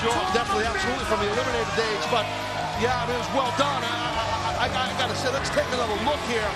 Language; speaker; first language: English; native; English